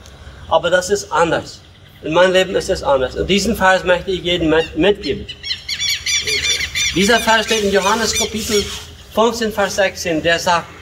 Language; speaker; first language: German; early bilingual, heritage; Low German